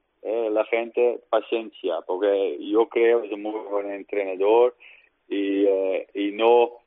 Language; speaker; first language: Spanish; non-native, learner; Dutch